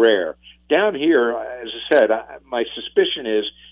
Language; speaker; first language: English; native; English